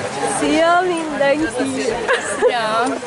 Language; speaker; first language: Hungarian; early bilingual, heritage; Hungarian